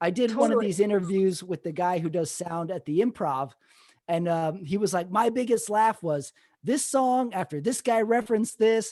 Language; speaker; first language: English; native; English